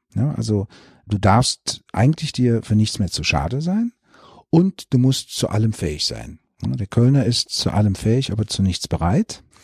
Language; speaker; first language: German; native; German